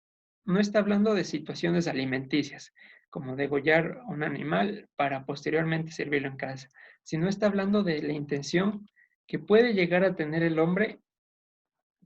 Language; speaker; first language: Spanish; native; Spanish